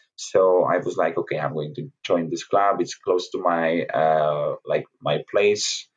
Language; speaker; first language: English; non-native, fluent; Hungarian